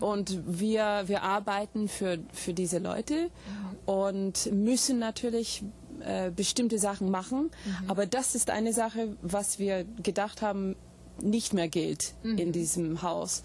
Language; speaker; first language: German; non-native, fluent; English